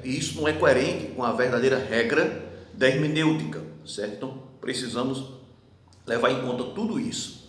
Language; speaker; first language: Portuguese; native; Portuguese